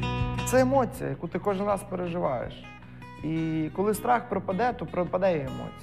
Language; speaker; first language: Ukrainian; native; Ukrainian